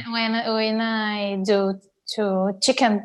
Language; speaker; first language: English; non-native, learner; Portuguese